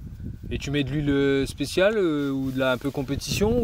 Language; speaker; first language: French; native; French